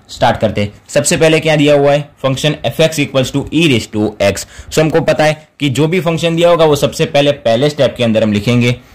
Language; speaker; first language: Hindi; non-native, local second language; Gujarati